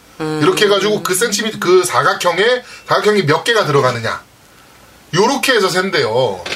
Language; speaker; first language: Korean; native; Korean